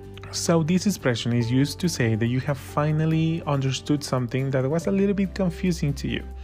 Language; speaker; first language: English; non-native, fluent; Spanish